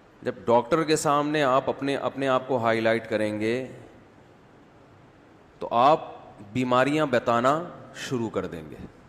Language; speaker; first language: Urdu; native; Urdu